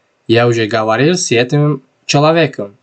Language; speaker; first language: Russian; non-native, local second language; Tajik